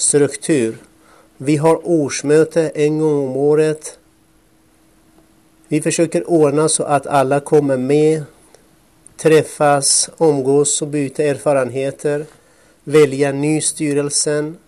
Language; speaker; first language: Swedish; non-native, fluent; Kurdish